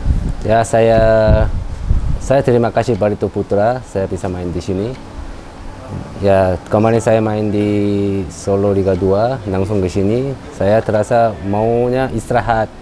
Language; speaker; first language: Indonesian; non-native, fluent; Korean